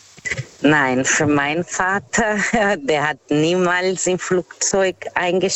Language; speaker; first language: German; non-native, fluent; Portuguese